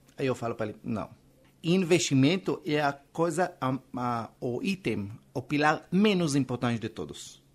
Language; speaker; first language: Portuguese; non-native, fluent; Hebrew